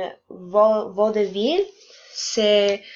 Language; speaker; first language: French; non-native, learner; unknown